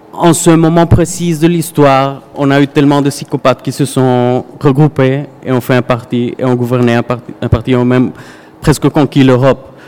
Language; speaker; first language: French; non-native, fluent; Spanish